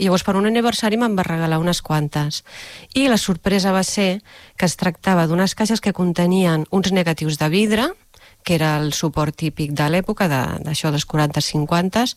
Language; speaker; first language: Catalan; native; Catalan